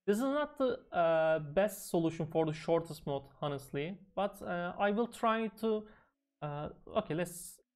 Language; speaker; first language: English; non-native, fluent; Turkish